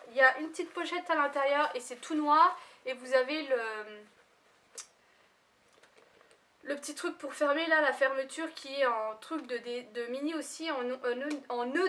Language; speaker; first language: French; native; French